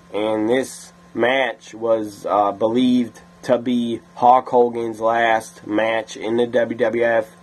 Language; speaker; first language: English; native; English